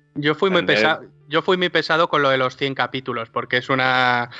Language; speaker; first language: Spanish; native; Spanish